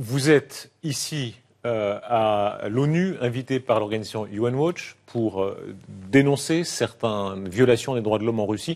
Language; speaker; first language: French; native; French